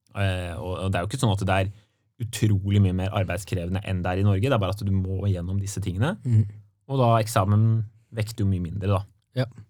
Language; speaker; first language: Norwegian; native; Norwegian